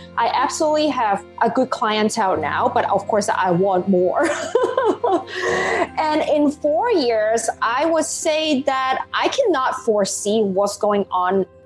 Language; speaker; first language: English; non-native, local second language; Cantonese